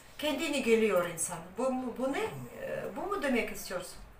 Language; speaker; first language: Turkish; non-native, learner; Russian